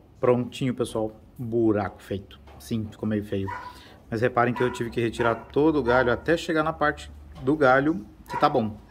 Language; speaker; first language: Portuguese; native; Portuguese